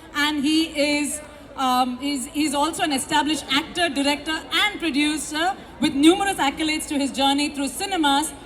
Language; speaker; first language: English; non-native, local second language; Malayalam